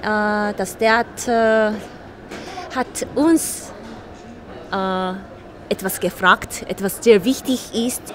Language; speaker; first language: German; non-native, learner; Korean